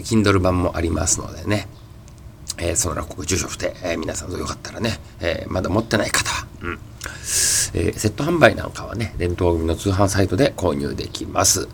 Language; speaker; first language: Japanese; native; Japanese